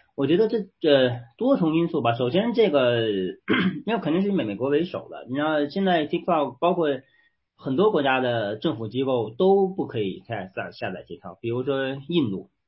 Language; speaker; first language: Chinese; native; Chinese